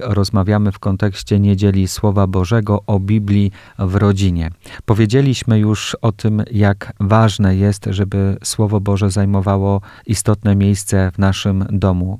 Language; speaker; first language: Polish; native; Polish